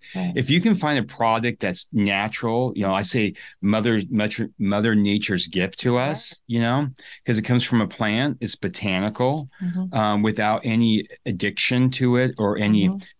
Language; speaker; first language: English; native; English